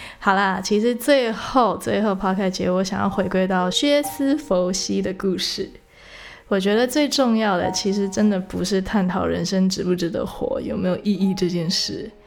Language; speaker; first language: Chinese; native; Chinese